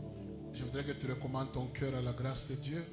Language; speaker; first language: French; non-native, local second language; Swahili